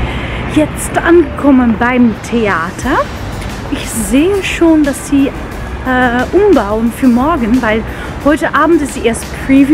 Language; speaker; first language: German; non-native, fluent; Dutch